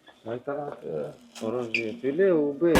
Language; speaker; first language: Arabic; native; Arabic